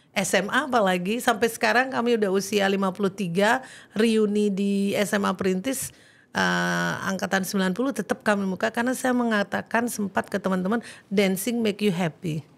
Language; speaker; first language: Indonesian; native; Indonesian